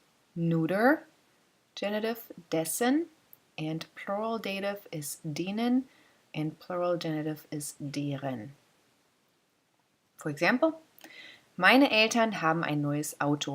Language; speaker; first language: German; non-native, fluent; English